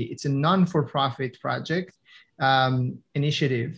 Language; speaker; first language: English; non-native, fluent; Persian